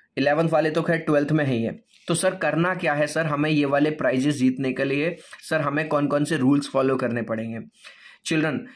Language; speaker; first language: Hindi; native; Hindi